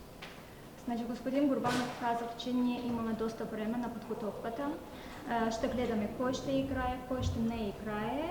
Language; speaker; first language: Bulgarian; non-native, learner; Azerbaijani